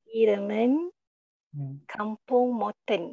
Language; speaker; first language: Korean; non-native, learner; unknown